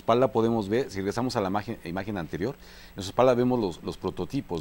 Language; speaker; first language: Spanish; native; Spanish